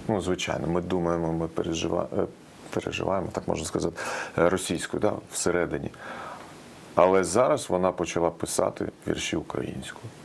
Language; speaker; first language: Ukrainian; non-native, local second language; Russian